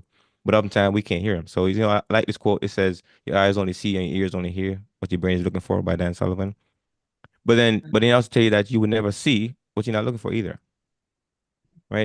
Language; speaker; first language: English; non-native, fluent; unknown